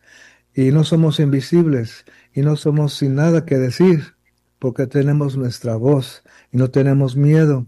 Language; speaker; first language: Spanish; early bilingual, heritage; Spanish